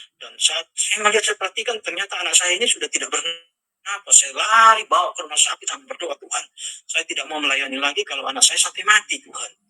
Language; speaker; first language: Indonesian; native; Indonesian